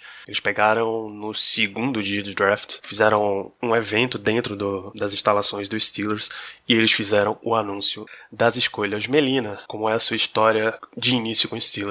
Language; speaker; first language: Portuguese; native; Portuguese